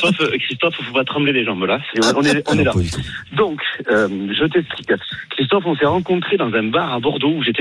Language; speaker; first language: French; native; French